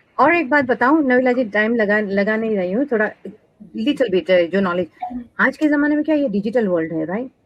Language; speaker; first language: Hindi; native; Hindi